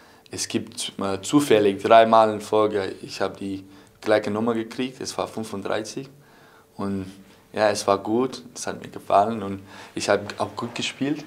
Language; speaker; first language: German; non-native, fluent; English